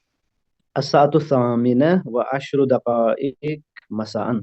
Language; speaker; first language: Arabic; non-native, learner; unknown